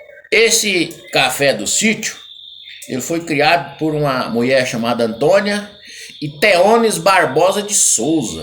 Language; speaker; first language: Portuguese; native; Portuguese